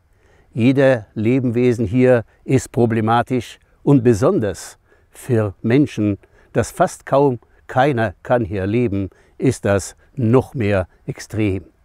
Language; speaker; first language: German; non-native, fluent; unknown